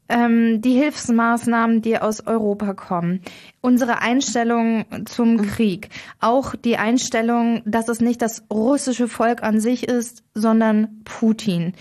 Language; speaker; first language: German; native; German